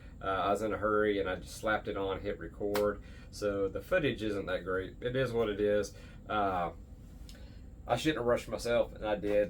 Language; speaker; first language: English; native; English